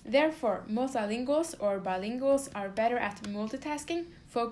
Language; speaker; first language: English; non-native, fluent; Norwegian